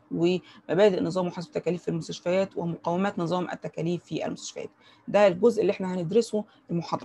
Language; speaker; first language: Arabic; native; Arabic